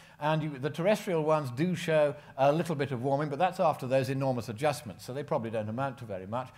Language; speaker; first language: English; native; English